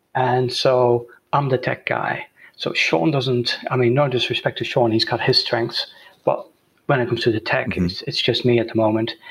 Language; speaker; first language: English; non-native, fluent; Dutch